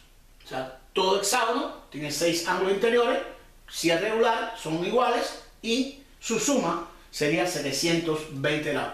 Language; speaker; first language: Spanish; native; Spanish